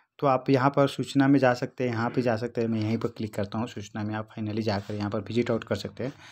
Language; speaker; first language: Hindi; non-native, local second language; Bhojpuri